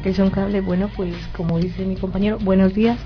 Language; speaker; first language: Spanish; native; Spanish